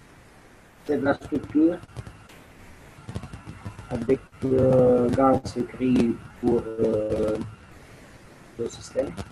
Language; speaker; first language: French; non-native, learner; Romanian